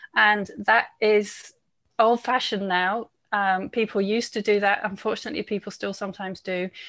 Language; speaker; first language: English; native; English